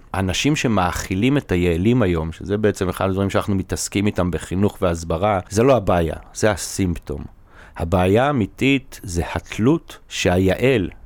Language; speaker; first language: Hebrew; native; Hebrew